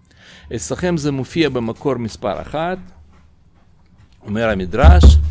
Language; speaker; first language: Hebrew; non-native, fluent; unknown